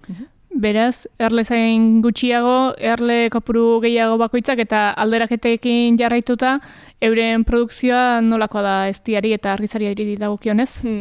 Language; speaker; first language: Basque; native; Basque